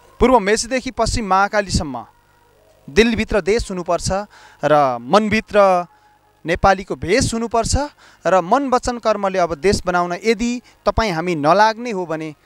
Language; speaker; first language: Nepali; native; Nepali